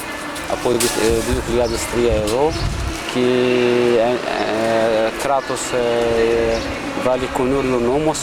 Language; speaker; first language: Greek; non-native, learner; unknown